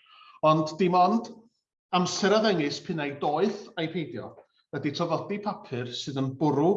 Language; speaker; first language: Welsh; native; Welsh